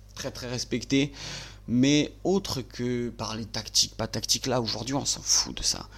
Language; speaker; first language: French; native; French